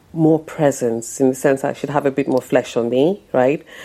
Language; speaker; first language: English; non-native, local second language; Yoruba